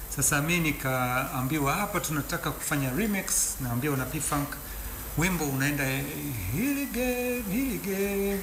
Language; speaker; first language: Swahili; non-native, fluent; Danish